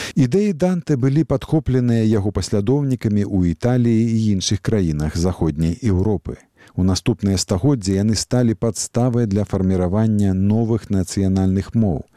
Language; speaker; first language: Belarusian; native; Belarusian